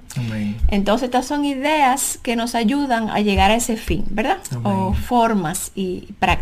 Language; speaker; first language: Spanish; native; Spanish